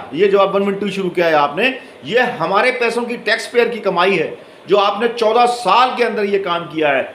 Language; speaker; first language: Urdu; native; Urdu